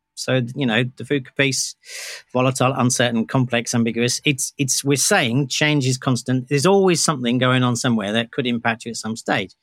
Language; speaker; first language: English; native; English